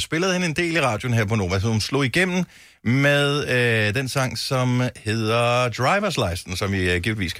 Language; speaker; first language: Danish; native; Danish